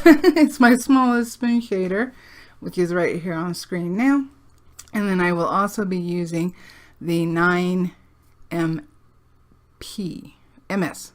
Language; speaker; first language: English; native; English